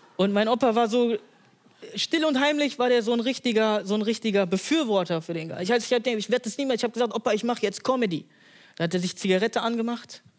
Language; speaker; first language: German; native; German